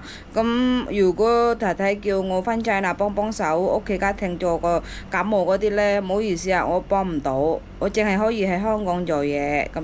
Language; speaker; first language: Cantonese; non-native, fluent; Indonesian